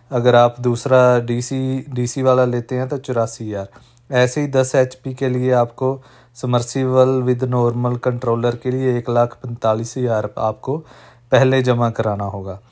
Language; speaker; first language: Hindi; non-native, local second language; Punjabi